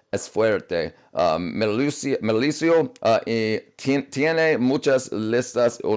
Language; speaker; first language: Spanish; non-native, learner; English